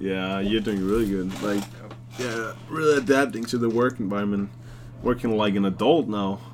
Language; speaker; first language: English; non-native, fluent; Danish